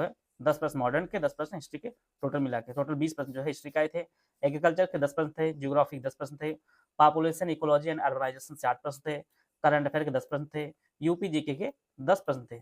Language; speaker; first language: Hindi; native; Hindi